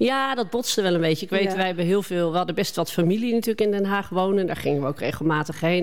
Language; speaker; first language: Dutch; native; Dutch